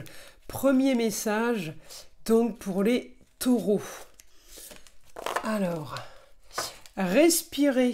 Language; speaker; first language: French; native; French